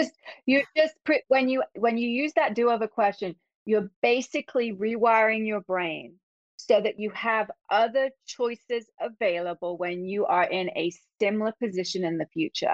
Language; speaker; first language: English; native; English